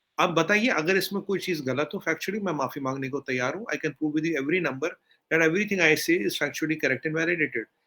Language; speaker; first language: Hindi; native; Hindi